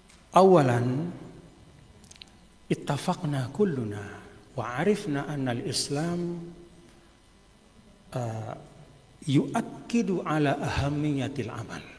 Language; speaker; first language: Arabic; non-native, fluent; Sasak